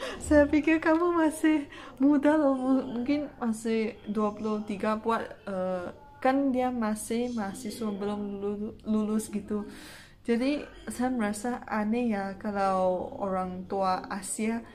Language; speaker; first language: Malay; non-native, local second language; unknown